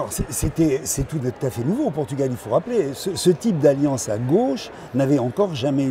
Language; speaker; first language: French; native; French